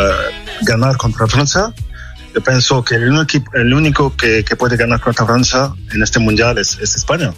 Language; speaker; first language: Spanish; non-native, fluent; French